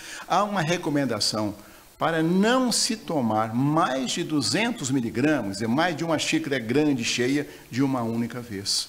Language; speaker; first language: Portuguese; native; Portuguese